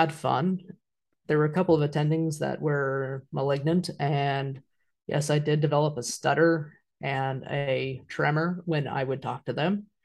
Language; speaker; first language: English; native; English